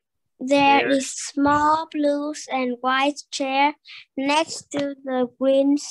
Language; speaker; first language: English; non-native, learner; Vietnamese